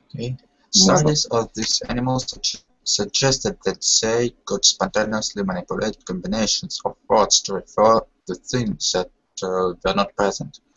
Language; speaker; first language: English; non-native, learner; Russian